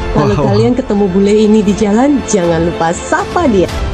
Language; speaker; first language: Indonesian; native; Indonesian